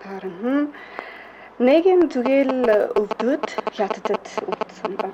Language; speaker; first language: Mongolian; non-native, fluent; English